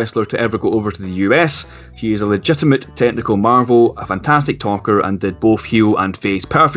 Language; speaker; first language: English; native; English